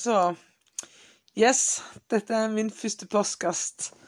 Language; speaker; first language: Norwegian; non-native, fluent; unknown